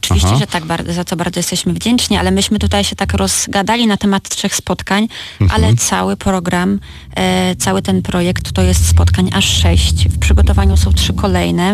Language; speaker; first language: Polish; native; Polish